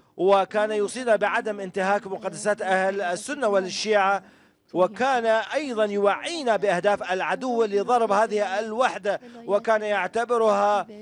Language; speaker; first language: Arabic; non-native, fluent; Persian